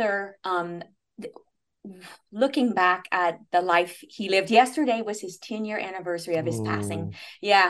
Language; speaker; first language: English; native; English